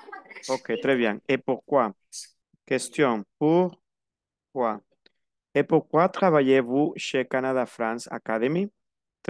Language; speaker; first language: French; non-native, fluent; Spanish